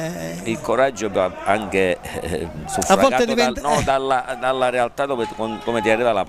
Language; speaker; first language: Italian; native; Italian